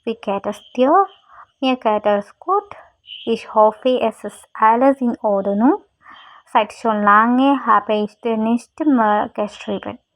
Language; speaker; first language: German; non-native, learner; Malayalam